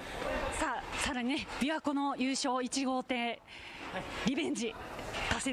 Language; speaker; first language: Japanese; native; Japanese